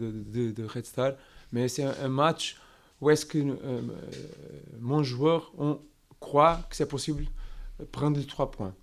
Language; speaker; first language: French; non-native, learner; Portuguese